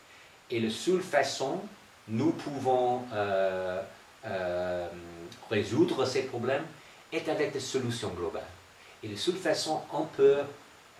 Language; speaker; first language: French; non-native, fluent; English